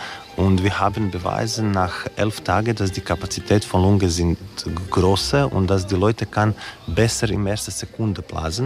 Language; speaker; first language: German; non-native, learner; Croatian